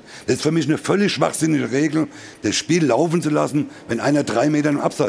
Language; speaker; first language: German; native; German